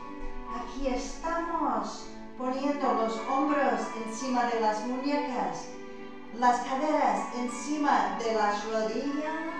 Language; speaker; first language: Spanish; non-native, fluent; English